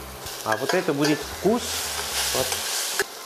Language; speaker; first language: Russian; non-native, learner; French